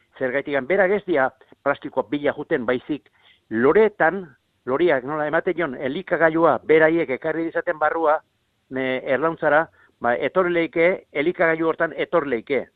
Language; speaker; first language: Basque; native; Basque